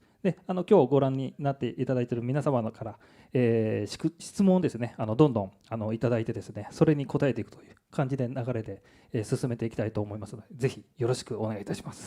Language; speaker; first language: Japanese; native; Japanese